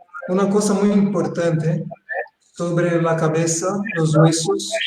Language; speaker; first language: Spanish; non-native, fluent; Portuguese